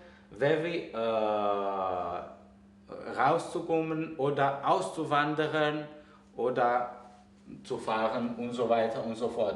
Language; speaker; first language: German; non-native, fluent; Greek